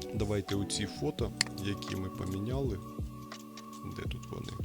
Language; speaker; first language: Ukrainian; non-native, local second language; Russian